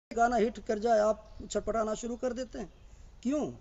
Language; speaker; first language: Hindi; native; Hindi